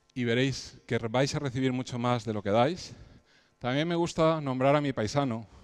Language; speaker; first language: Spanish; native; Spanish